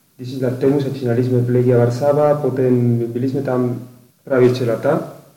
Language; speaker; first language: Polish; non-native, learner; Spanish